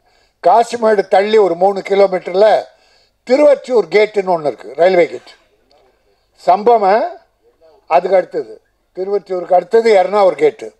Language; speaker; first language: Tamil; native; Tamil